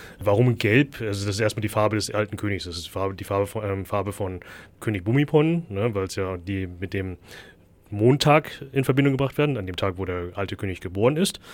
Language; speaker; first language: German; early bilingual, other home language; Thai